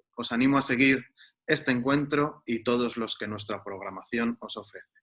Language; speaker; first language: Spanish; native; Spanish